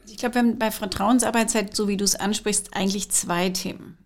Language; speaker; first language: German; non-native, fluent; English